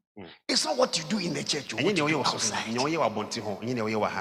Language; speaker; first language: English; non-native, local second language; Ga